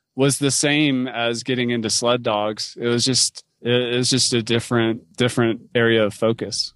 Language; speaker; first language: English; native; English